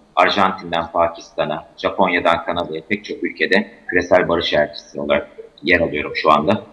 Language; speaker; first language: Turkish; native; Turkish